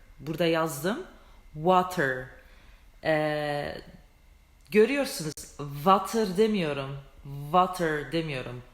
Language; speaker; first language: Turkish; early bilingual, heritage; Turkish